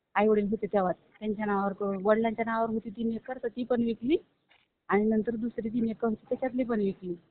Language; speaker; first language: Marathi; native; Marathi